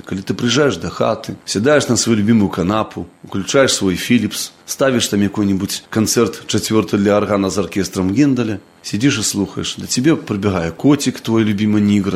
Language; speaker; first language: Belarusian; native; Belarusian